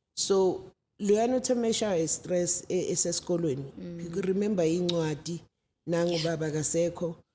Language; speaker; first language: Zulu; native; Zulu